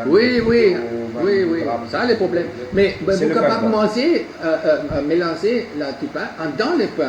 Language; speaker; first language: French; non-native, learner; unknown